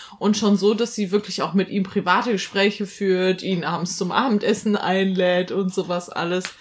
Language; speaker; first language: German; native; German